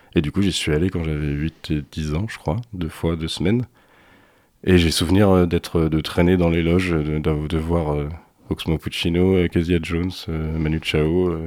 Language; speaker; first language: French; native; French